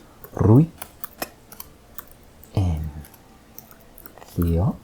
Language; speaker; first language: Welsh; non-native, learner; English